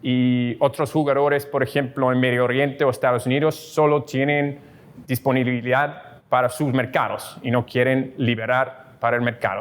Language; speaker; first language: Spanish; non-native, fluent; English